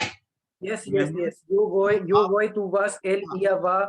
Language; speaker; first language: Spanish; non-native, learner; Hindi